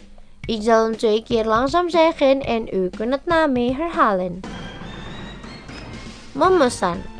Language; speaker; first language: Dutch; non-native, learner; Indonesian